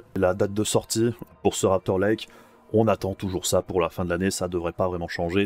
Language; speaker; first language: French; native; French